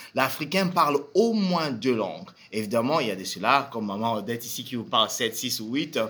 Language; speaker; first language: French; non-native, local second language; Swahili